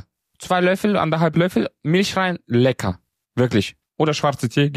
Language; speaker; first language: German; native; German